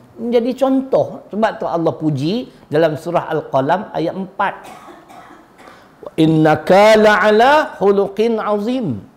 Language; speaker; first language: Malay; native; Malay